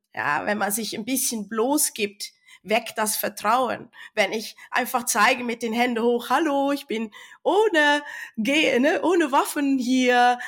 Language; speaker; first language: German; non-native, fluent; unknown